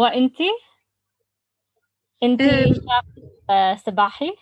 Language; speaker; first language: Arabic; non-native, learner; English